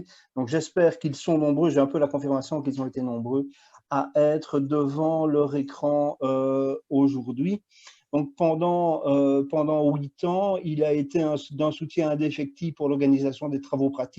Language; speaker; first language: French; native; French